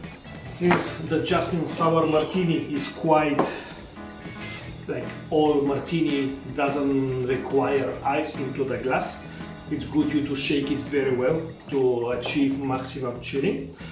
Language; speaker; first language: English; non-native, fluent; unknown